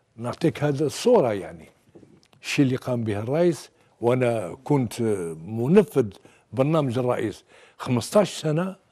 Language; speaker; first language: Arabic; native; Arabic